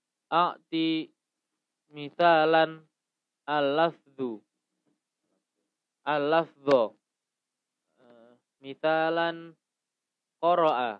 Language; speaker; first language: Arabic; non-native, learner; Indonesian